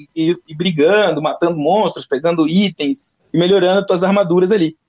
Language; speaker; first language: Portuguese; native; Portuguese